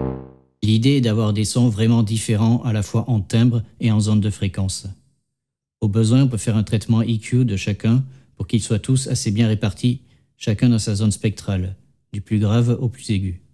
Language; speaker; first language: French; native; French